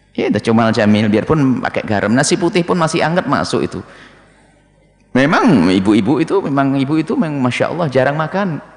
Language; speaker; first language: Indonesian; non-native, local second language; Javanese